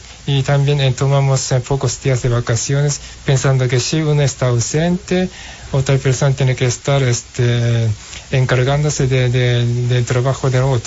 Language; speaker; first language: Spanish; non-native, fluent; Japanese